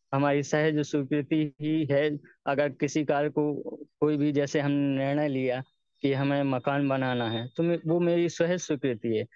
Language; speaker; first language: Hindi; native; Hindi